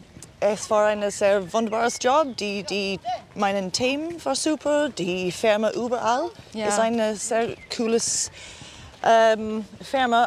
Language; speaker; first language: German; non-native, learner; English